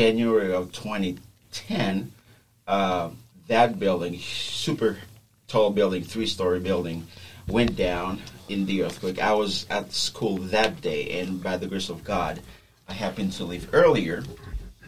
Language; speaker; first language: English; non-native, fluent; Haitian Creole